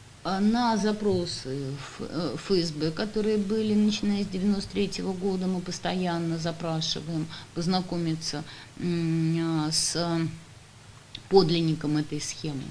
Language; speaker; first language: Russian; native; Russian